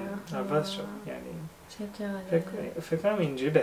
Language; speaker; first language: Persian; non-native, fluent; Japanese